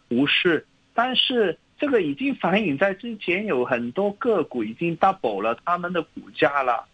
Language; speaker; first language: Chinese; non-native, local second language; Cantonese